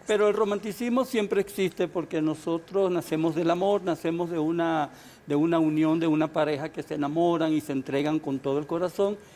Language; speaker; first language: Spanish; native; Spanish